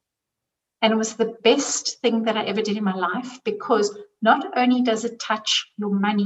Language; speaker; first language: English; native; English